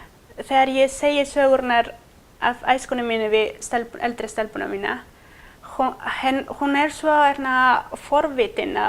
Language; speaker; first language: Icelandic; non-native, fluent; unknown